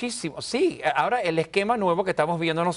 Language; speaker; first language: Spanish; native; Spanish